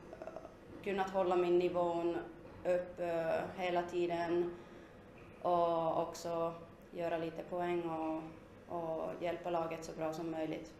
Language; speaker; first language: Swedish; non-native, fluent; Finnish